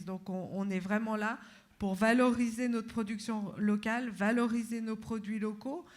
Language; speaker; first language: French; native; French